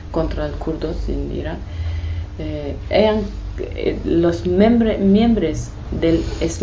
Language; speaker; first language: Spanish; non-native, learner; Kurdish